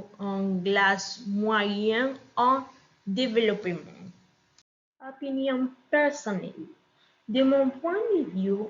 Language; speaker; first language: French; non-native, learner; Spanish